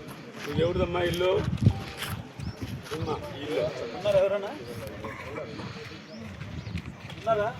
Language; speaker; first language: Telugu; native; Telugu